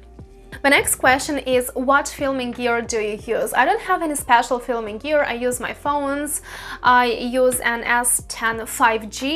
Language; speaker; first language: English; non-native, fluent; Russian